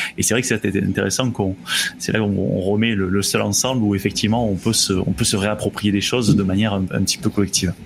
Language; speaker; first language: French; native; French